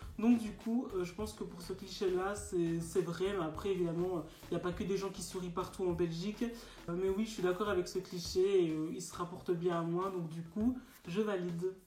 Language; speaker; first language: French; native; French